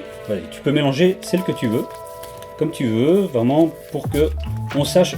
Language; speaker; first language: French; native; French